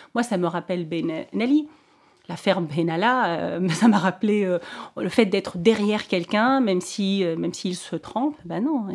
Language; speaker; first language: French; non-native, local second language; Arabic